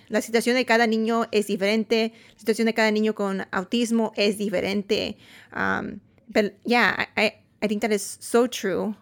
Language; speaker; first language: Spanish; early bilingual, heritage; Spanish